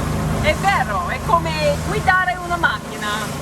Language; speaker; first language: Italian; non-native, learner; English